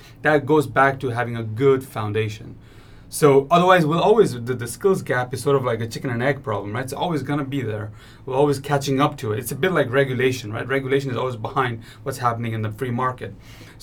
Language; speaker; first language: English; non-native, local second language; Nepali